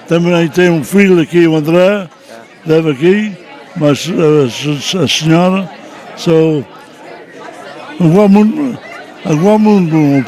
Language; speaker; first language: Portuguese; early bilingual, heritage; Portuguese